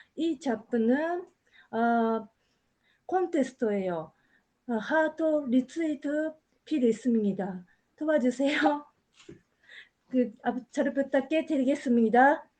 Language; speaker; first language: Korean; non-native, learner; Japanese